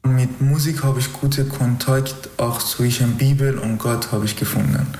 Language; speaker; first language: German; non-native, learner; Persian